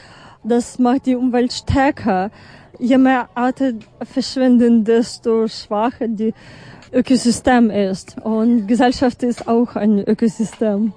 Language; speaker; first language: German; non-native, fluent; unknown